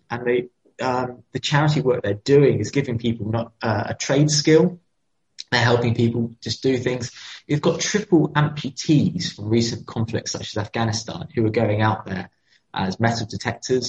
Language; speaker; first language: English; native; English